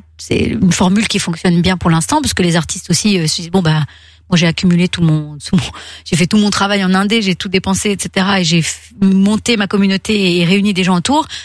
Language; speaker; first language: French; native; French